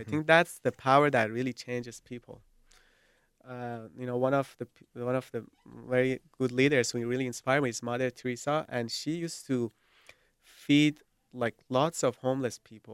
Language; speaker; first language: English; non-native, fluent; Persian